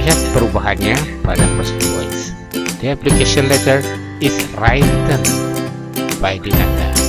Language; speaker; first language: English; non-native, fluent; Indonesian